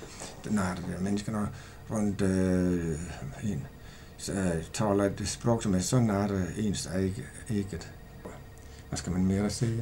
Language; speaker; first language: Swedish; non-native, learner; Danish